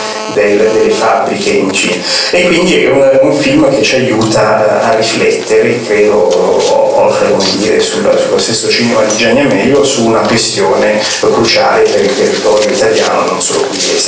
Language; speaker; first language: Italian; native; Italian